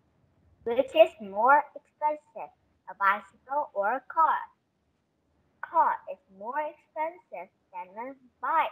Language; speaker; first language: English; non-native, learner; Korean